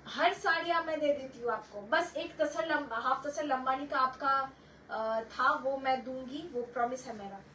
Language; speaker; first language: Hindi; non-native, local second language; Bangla